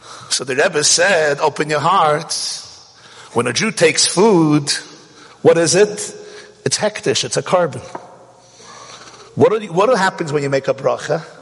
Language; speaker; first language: English; native; English